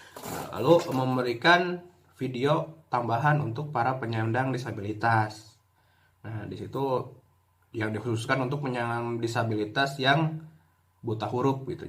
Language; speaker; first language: Indonesian; native; Indonesian